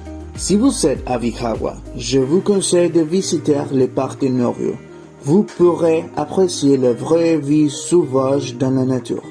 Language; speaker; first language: French; non-native, learner; Spanish